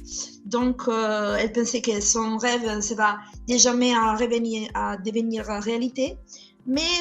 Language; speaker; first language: French; non-native, fluent; Italian